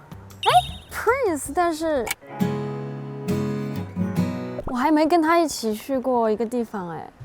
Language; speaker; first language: Chinese; native; Chinese